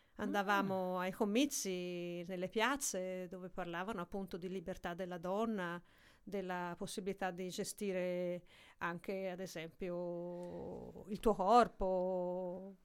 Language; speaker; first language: Italian; native; Italian